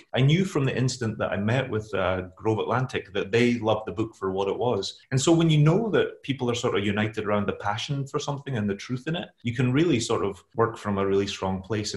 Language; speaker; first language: English; native; English